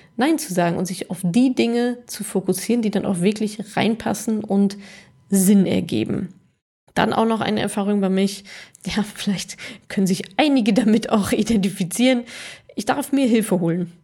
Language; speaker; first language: German; native; German